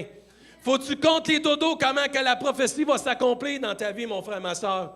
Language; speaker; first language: French; native; French